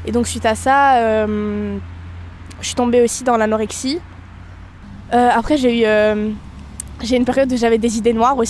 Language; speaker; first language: French; native; French